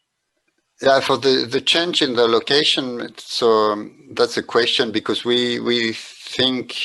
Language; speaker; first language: English; non-native, fluent; French